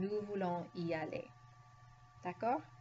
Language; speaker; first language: French; non-native, fluent; English